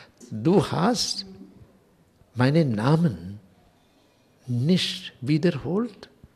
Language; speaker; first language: German; non-native, fluent; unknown